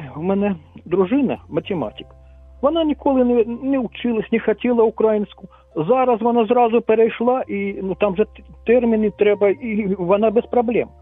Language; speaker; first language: Ukrainian; non-native, local second language; Russian